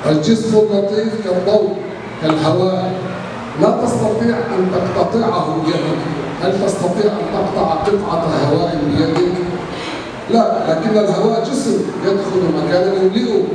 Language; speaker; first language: Arabic; native; Arabic